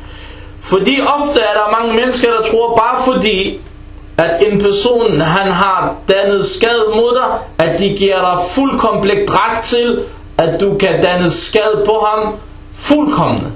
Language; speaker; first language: Danish; early bilingual, other home language; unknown